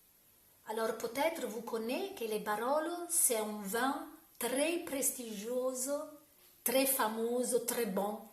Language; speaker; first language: French; non-native, learner; Italian